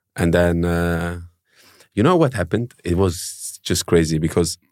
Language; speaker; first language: English; early bilingual, heritage; German